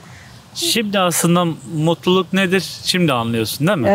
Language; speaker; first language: Turkish; native; Turkish